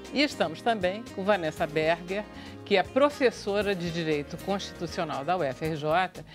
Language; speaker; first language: Portuguese; native; Portuguese